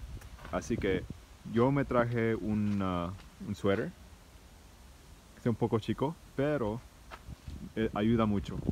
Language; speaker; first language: Spanish; early bilingual, heritage; Spanish